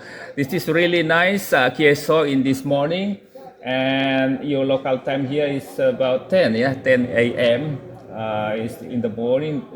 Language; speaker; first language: English; non-native, local second language; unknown